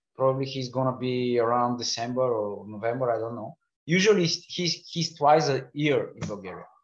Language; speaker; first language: English; non-native, fluent; Bulgarian